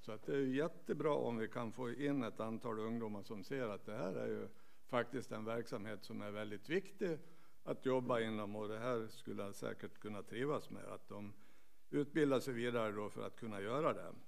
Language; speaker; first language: Swedish; native; Swedish